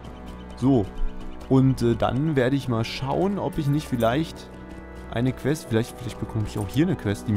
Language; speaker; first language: German; native; German